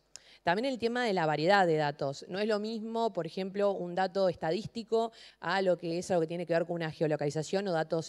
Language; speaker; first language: Spanish; native; Spanish